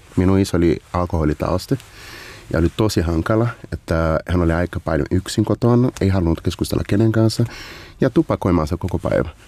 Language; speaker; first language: Finnish; non-native, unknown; Portuguese